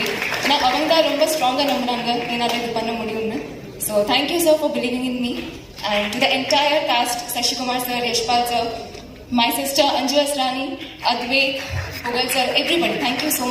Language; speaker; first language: Tamil; non-native, fluent; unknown